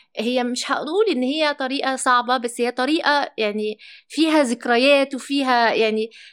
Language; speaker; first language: Arabic; early bilingual, heritage; Arabic